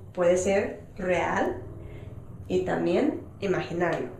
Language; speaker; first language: Spanish; non-native, fluent; English